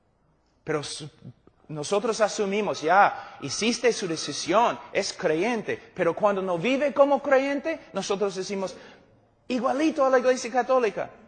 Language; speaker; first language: Spanish; non-native, fluent; English